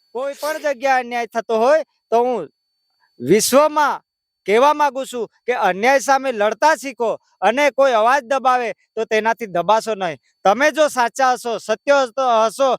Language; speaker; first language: Gujarati; non-native, local second language; Vasavi